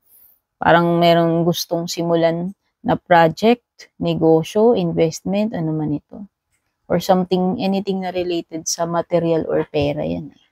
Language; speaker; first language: Filipino; native; Filipino